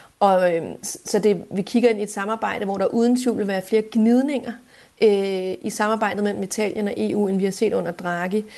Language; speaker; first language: Danish; native; Danish